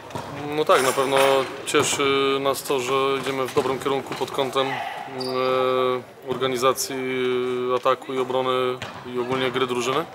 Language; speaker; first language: Polish; native; Polish